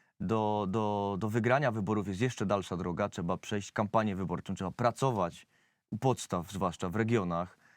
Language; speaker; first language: Polish; native; Polish